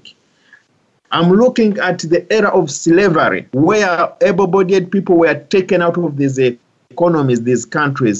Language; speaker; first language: English; non-native, local second language; Ganda